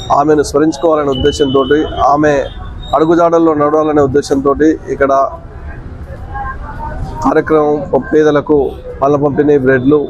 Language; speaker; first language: Telugu; native; Telugu